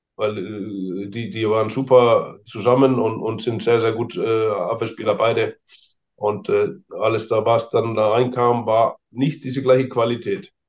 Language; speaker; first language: German; non-native, fluent; Icelandic